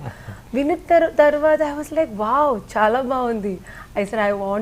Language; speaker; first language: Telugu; non-native, learner; Malayalam